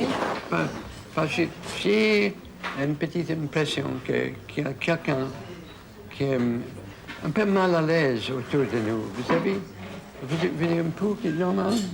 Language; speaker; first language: French; non-native, fluent; English